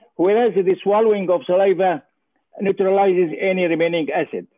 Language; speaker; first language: English; non-native, fluent; Arabic